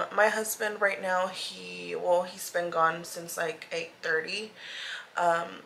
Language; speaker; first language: English; early bilingual, other home language; Spanish